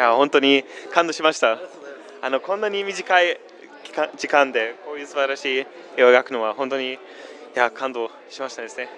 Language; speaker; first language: Japanese; non-native, fluent; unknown